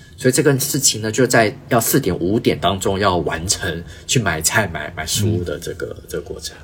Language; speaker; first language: Chinese; early bilingual, heritage; Chinese